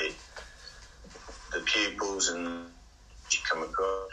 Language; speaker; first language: English; native; English